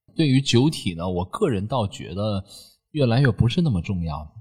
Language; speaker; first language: Chinese; native; Chinese